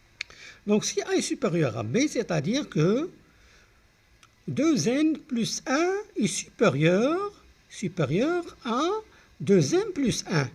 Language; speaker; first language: French; non-native, local second language; Arabic